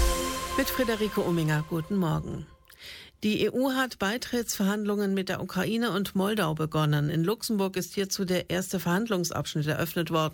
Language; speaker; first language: German; native; German